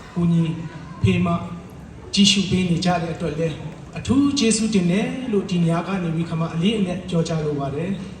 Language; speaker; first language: Burmese; non-native, local second language; Hakha Chin